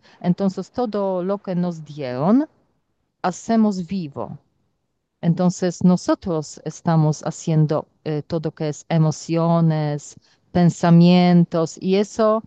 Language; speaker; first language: Spanish; non-native, learner; Polish